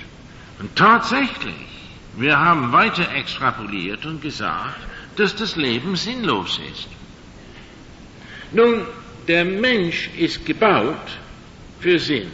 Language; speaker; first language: German; non-native, fluent; English